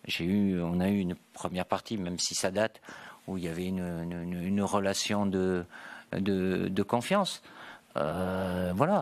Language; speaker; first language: French; native; French